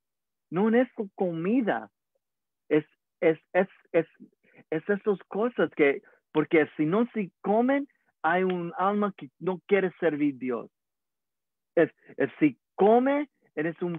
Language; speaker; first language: Spanish; early bilingual, heritage; English